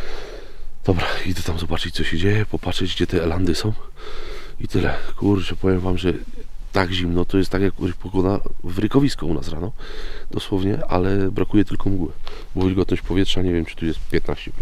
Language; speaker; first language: Polish; native; Polish